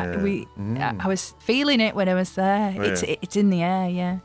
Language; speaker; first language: English; native; English